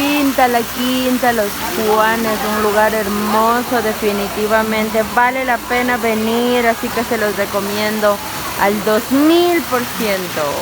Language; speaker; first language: Spanish; native; Spanish